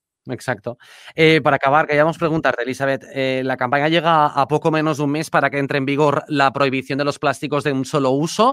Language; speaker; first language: Spanish; native; Spanish